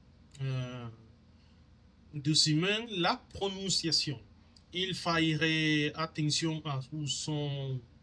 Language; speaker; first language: French; non-native, learner; Spanish